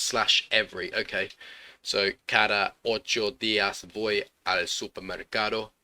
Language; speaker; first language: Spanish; non-native, learner; English